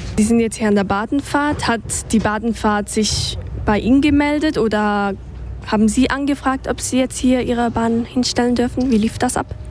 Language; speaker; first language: German; native; German